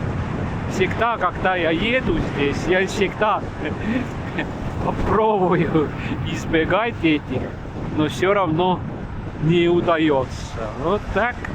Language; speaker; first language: Russian; non-native, local second language; Estonian